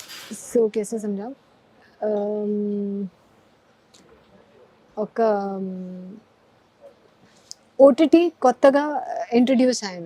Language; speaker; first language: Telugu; non-native, learner; Hindi